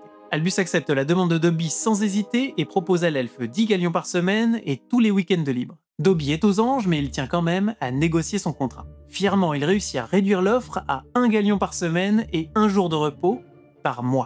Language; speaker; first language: French; native; French